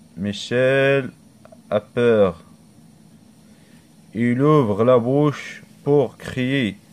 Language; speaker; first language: French; non-native, local second language; Arabic